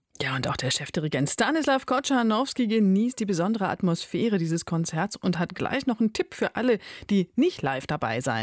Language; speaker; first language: German; native; German